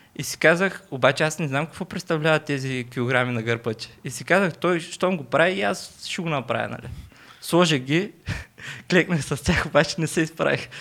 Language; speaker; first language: Bulgarian; non-native, local second language; Turkish